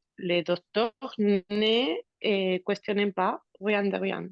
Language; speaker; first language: French; non-native, learner; Spanish